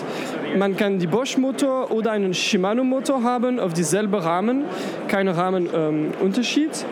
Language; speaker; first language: German; non-native, learner; French